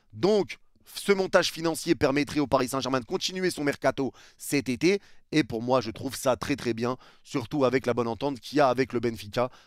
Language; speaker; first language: French; native; French